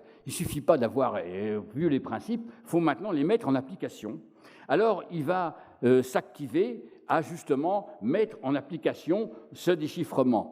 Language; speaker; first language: French; native; French